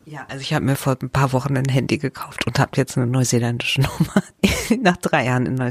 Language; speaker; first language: German; native; German